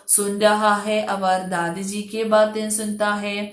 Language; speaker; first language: Hindi; non-native, local second language; Malayalam